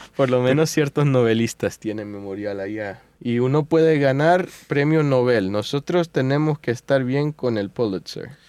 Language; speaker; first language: Spanish; early bilingual, heritage; Spanish